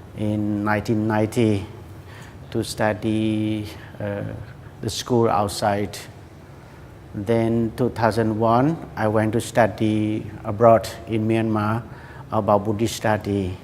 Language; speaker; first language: English; non-native, learner; Khmer